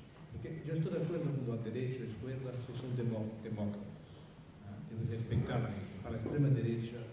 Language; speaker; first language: Spanish; non-native, fluent; Portuguese